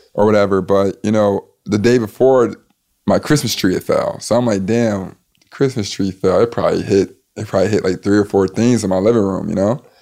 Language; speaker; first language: English; native; English